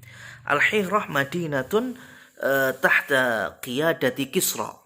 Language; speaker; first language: Arabic; non-native, fluent; Indonesian